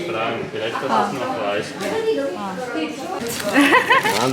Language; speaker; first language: German; non-native, learner; Spanish